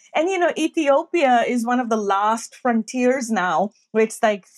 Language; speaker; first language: English; non-native, local second language; Urdu